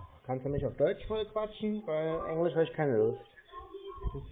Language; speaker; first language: German; native; German